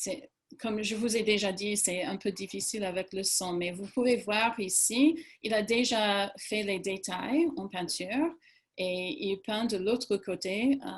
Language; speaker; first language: French; non-native, fluent; English